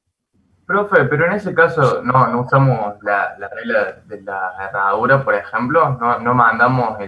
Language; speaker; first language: Spanish; native; Spanish